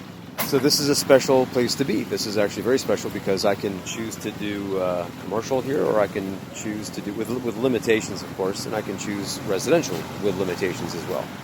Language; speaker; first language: English; native; English